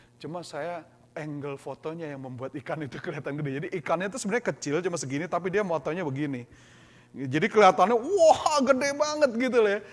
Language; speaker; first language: Indonesian; native; Indonesian